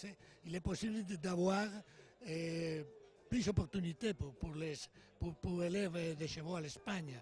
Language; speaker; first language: French; non-native, learner; Spanish